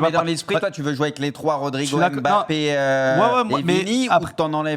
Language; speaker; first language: French; native; French